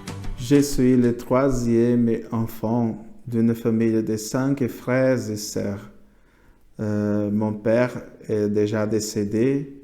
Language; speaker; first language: French; non-native, learner; Portuguese